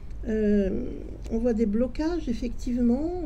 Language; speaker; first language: French; native; French